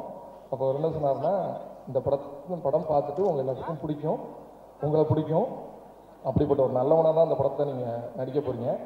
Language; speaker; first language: Tamil; native; Tamil